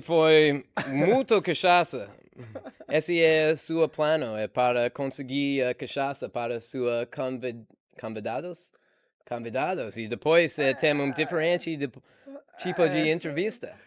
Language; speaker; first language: Portuguese; non-native, learner; English